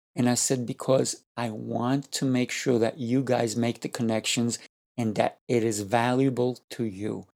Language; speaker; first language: English; non-native, fluent; Spanish